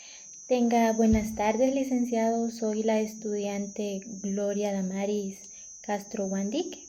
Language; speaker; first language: Spanish; native; Spanish